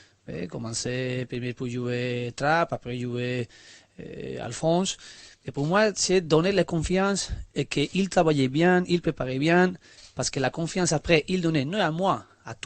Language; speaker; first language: French; non-native, learner; Spanish